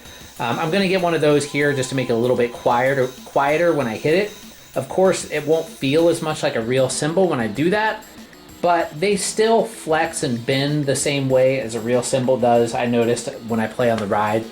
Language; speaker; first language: English; native; English